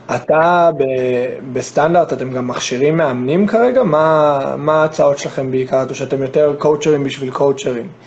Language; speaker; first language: Hebrew; non-native, fluent; English